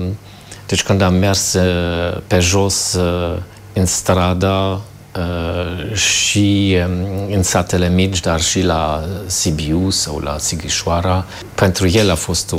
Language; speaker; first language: Romanian; non-native, fluent; German